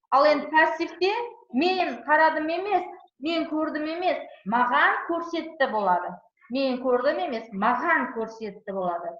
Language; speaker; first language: Kazakh; non-native, local second language; Uzbek